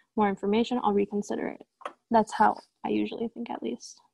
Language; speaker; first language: English; native; English